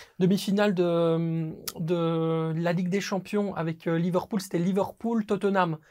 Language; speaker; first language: French; native; French